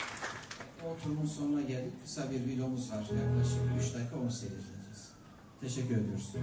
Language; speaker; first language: Turkish; native; Turkish